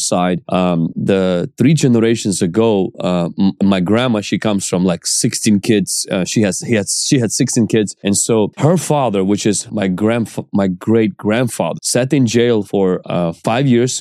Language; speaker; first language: English; non-native, fluent; Ukrainian